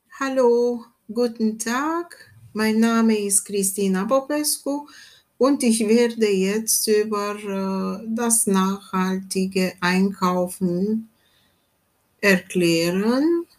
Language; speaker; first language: German; non-native, fluent; Romanian